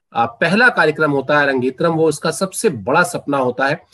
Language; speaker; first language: Hindi; native; Hindi